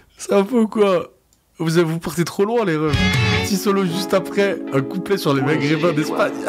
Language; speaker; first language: French; native; French